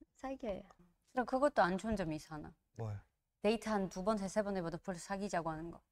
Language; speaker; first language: Korean; non-native, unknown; Georgian